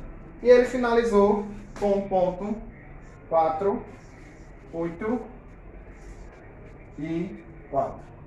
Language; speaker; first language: Portuguese; native; Portuguese